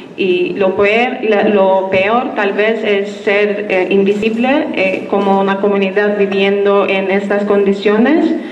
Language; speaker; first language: Spanish; non-native, fluent; Turkish